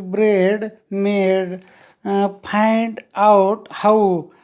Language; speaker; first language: English; non-native, local second language; Marathi